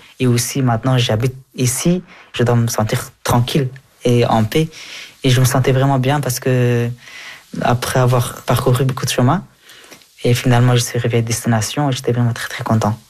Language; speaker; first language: French; early bilingual, other home language; Persian